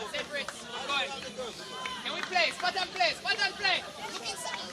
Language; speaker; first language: English; native; English